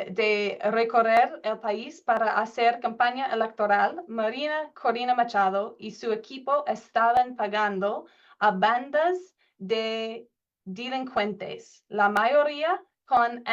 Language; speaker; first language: Spanish; non-native, learner; English